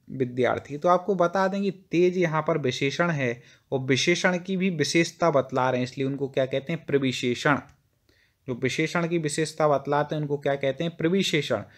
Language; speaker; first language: Hindi; native; Hindi